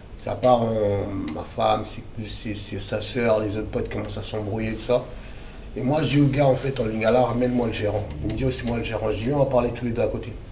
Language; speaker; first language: French; early bilingual, other home language; Lingala